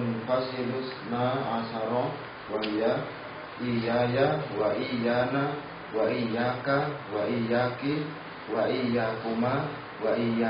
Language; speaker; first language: Arabic; non-native, learner; Indonesian